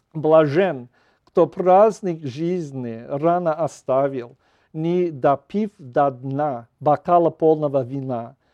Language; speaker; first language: Russian; non-native, fluent; English